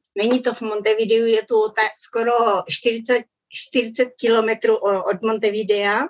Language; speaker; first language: Czech; early bilingual, other home language; Spanish